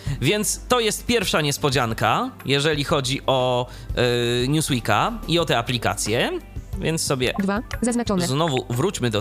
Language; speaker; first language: Polish; native; Polish